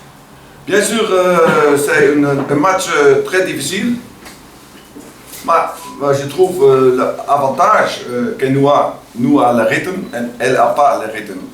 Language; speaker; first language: French; non-native, learner; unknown